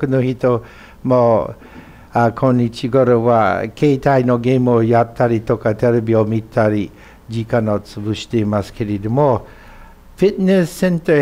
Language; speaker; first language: Japanese; non-native, fluent; English